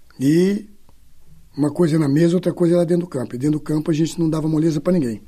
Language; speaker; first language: Portuguese; native; Portuguese